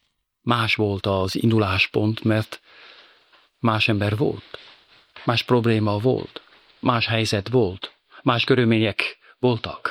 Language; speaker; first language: Hungarian; non-native, fluent; French